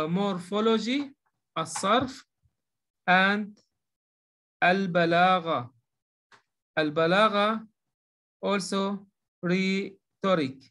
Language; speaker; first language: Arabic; non-native, fluent; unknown